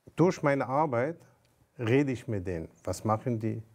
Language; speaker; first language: German; non-native, fluent; Persian